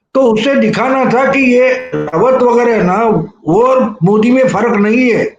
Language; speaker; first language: Hindi; non-native, local second language; Marathi